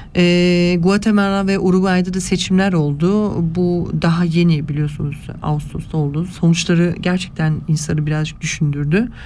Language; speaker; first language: Turkish; early bilingual, heritage; Turkish